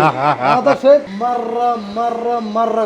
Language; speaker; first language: Arabic; non-native, learner; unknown